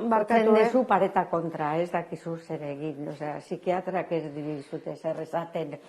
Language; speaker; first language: Basque; non-native, local second language; Spanish